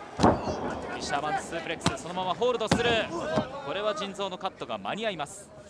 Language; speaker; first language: Japanese; native; Japanese